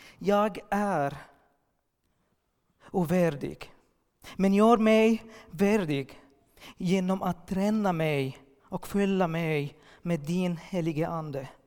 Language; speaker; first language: Swedish; non-native, learner; Arabic